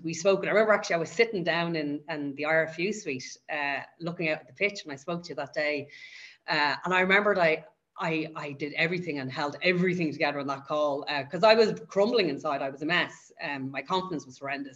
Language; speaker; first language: English; native; English